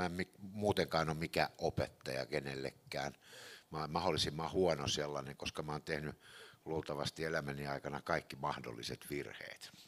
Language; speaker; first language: Finnish; native; Finnish